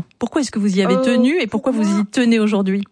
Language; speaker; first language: French; native; French